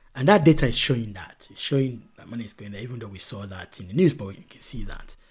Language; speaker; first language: English; non-native, local second language; Yoruba